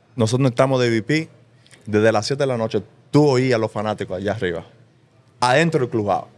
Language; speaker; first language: Spanish; early bilingual, heritage; Spanish